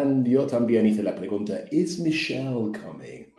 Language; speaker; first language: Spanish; non-native, fluent; English